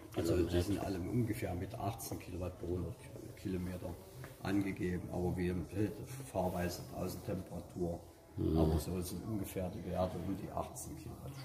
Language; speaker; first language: German; native; German